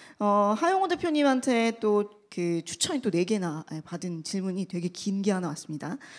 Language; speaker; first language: Korean; native; Korean